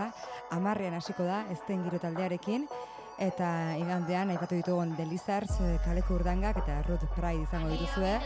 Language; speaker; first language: Basque; native; Basque